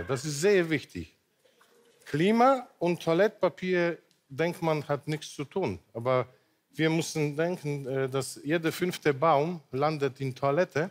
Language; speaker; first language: German; non-native, local second language; Polish